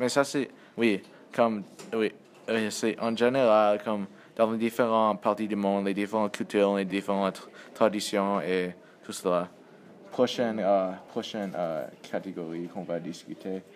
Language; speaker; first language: French; non-native, learner; English